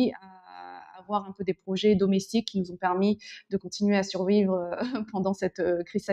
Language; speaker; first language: French; early bilingual, other home language; Korean